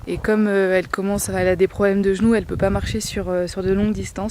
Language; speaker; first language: French; native; French